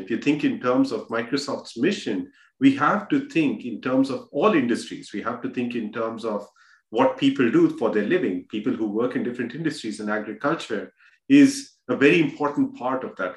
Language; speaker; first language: English; non-native, local second language; Hindi